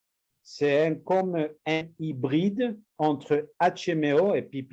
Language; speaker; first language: French; non-native, learner; Spanish